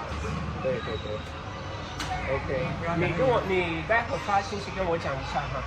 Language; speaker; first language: Chinese; non-native, fluent; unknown